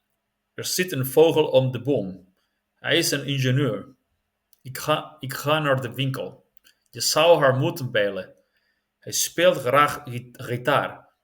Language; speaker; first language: Dutch; non-native, learner; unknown